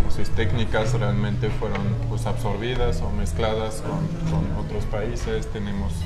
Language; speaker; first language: Spanish; non-native, fluent; French